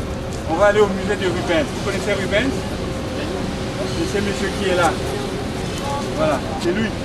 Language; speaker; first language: French; native; French